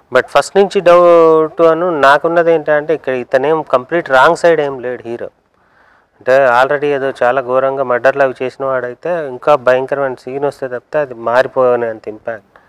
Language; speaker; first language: Telugu; native; Telugu